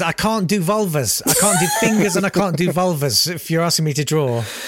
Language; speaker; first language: English; native; English